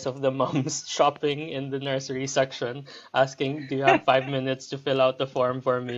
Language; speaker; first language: English; non-native, local second language; Filipino